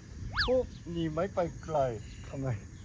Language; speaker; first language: Thai; non-native, learner; Korean